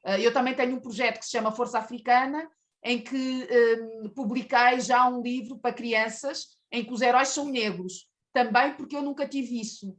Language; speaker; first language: Portuguese; early bilingual, other home language; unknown